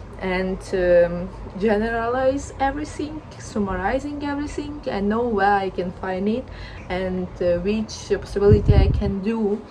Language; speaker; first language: English; non-native, learner; Ukrainian